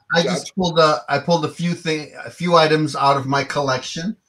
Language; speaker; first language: English; native; English